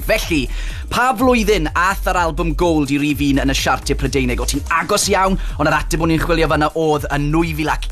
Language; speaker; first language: Welsh; native; Welsh